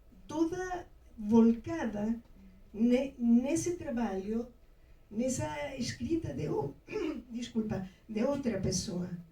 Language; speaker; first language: Portuguese; non-native, fluent; Spanish